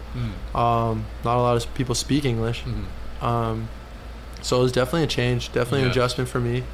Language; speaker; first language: English; native; English